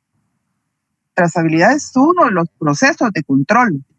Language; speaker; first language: Spanish; native; Spanish